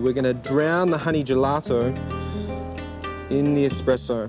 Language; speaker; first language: English; native; English